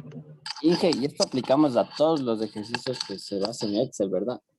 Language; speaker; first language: Spanish; native; Spanish